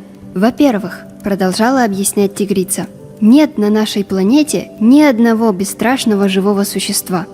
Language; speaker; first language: Russian; native; Russian